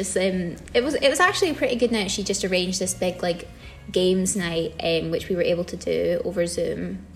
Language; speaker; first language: English; native; English